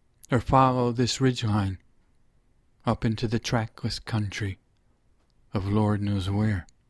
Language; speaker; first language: English; native; English